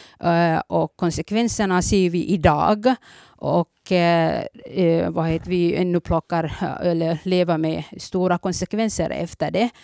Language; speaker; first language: Swedish; early bilingual, other home language; Somali